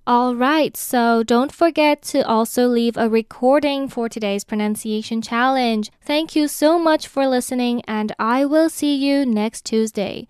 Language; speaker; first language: English; non-native, fluent; Chinese